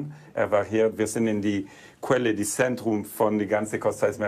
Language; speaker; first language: German; non-native, fluent; Italian